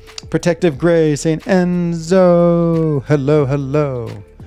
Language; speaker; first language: English; native; English